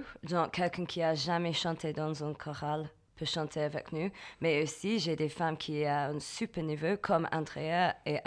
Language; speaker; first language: French; non-native, learner; English